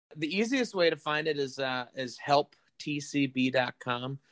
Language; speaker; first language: English; native; English